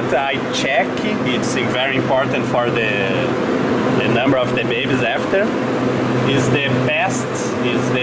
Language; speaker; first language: English; non-native, learner; Portuguese